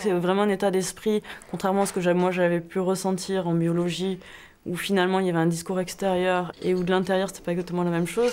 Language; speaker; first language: French; native; French